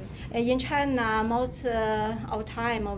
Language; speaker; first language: English; non-native, learner; Chinese